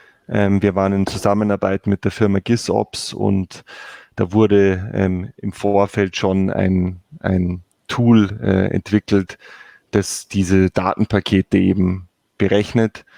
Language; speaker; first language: German; native; German